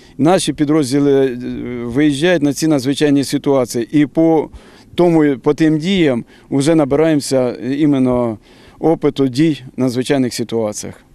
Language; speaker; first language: Ukrainian; non-native, local second language; Russian